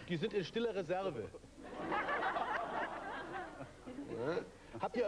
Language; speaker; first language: German; native; German